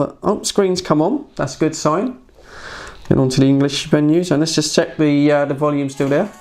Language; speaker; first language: English; native; English